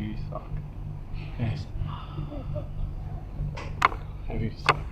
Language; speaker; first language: English; non-native, local second language; Malay